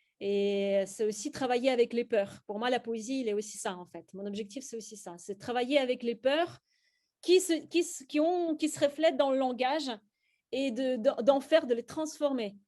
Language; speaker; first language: French; non-native, fluent; Russian